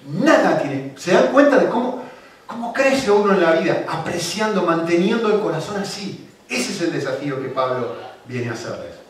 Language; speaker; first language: Spanish; native; Spanish